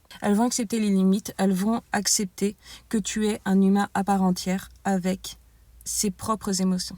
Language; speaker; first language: French; native; French